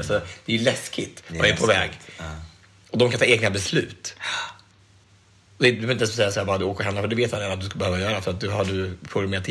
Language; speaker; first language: Swedish; native; Swedish